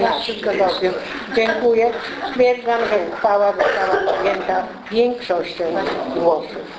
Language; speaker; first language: Polish; native; Polish